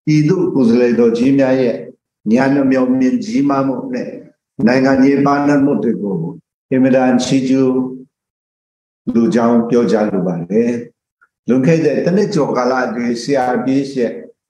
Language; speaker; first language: Burmese; non-native, local second language; Kachin